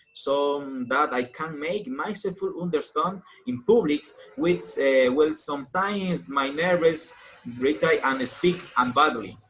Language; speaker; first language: English; non-native, learner; Spanish